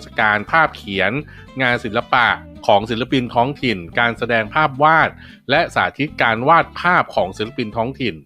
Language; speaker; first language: Thai; native; Thai